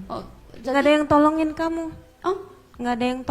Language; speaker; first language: Indonesian; native; Indonesian